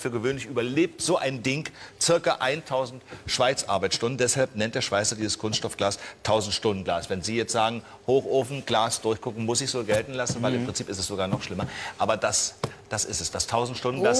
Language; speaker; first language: German; native; German